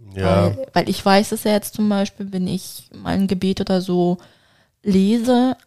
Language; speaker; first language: German; non-native, fluent; Turkish